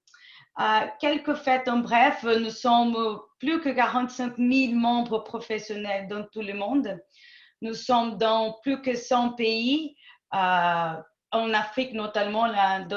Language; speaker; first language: French; non-native, fluent; Portuguese